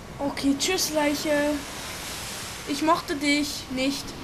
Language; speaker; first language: German; native; German